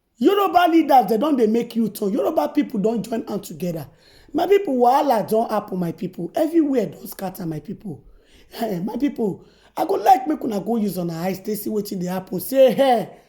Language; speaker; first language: Nigerian Pidgin; native; Nigerian Pidgin